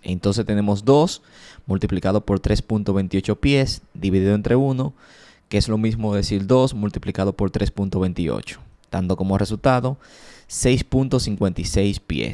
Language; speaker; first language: Spanish; native; Spanish